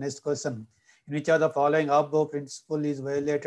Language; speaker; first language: English; non-native, local second language; Telugu